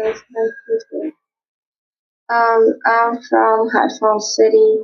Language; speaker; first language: English; non-native, learner; Vietnamese